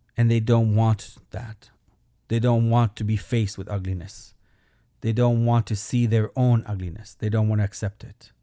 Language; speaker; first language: English; non-native, fluent; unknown